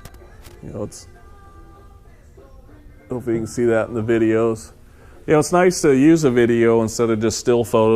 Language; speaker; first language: English; native; English